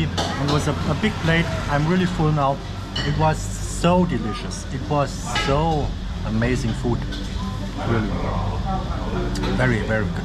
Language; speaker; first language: English; non-native, fluent; German